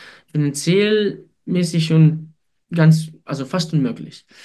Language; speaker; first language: German; non-native, fluent; Ukrainian